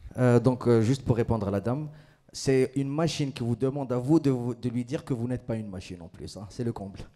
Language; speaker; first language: French; non-native, local second language; Arabic